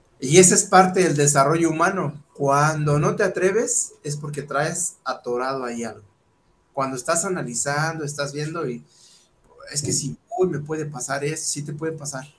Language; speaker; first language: Spanish; native; Spanish